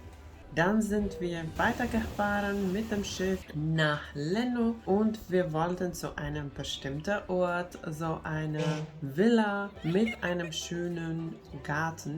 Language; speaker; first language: German; non-native, fluent; Finnish